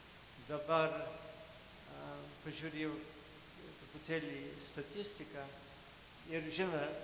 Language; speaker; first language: Lithuanian; early bilingual, heritage; Lithuanian